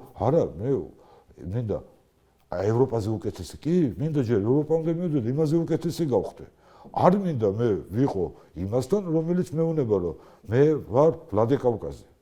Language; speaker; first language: Georgian; native; Georgian